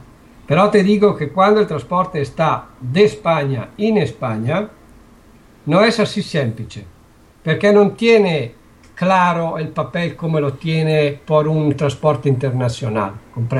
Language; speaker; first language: Spanish; non-native, learner; Italian